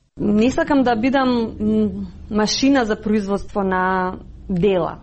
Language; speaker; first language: Macedonian; native; Macedonian